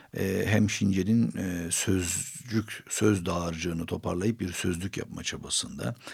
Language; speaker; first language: Turkish; non-native, local second language; Armenian